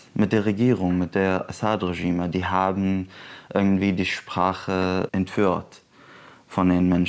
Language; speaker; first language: German; non-native, fluent; Arabic